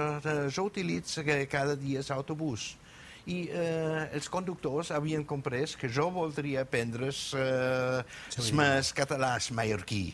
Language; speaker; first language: Catalan; non-native, fluent; German